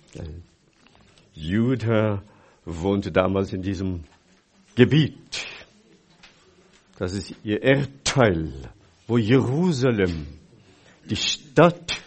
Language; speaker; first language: German; non-native, fluent; Chinese